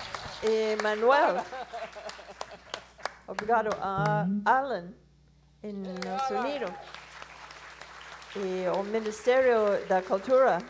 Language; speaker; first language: Portuguese; non-native, learner; English